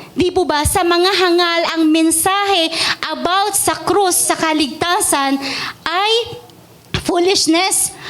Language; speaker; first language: Filipino; non-native, local second language; Iloko